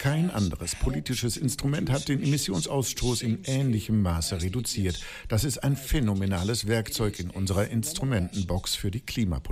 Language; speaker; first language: German; native; German